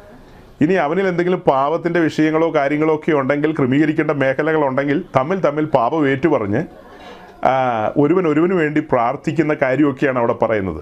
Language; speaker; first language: Malayalam; native; Malayalam